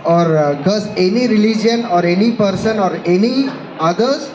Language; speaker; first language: English; non-native, local second language; Telugu